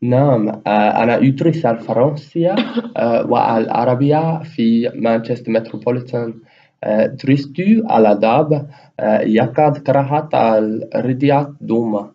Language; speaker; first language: Arabic; non-native, learner; English